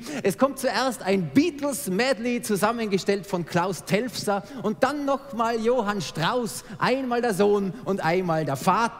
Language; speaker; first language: German; native; German